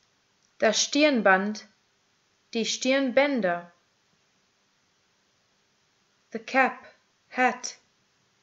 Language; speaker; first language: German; native; German